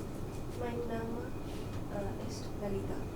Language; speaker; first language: German; non-native, learner; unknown